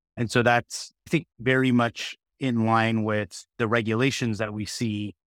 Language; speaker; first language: English; native; English